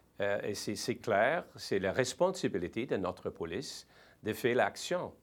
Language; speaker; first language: French; non-native, learner; English